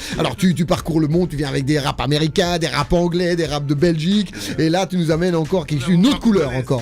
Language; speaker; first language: French; native; French